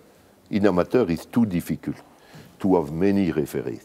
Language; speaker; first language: English; non-native, learner; French